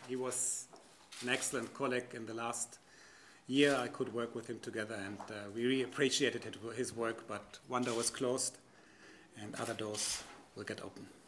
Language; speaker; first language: English; non-native, fluent; German